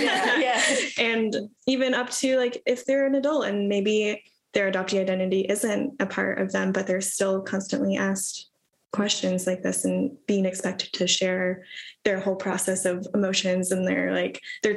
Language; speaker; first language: English; native; English